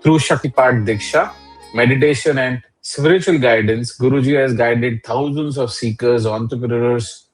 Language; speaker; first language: English; non-native, local second language; Hindi